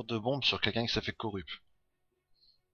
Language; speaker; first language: French; native; French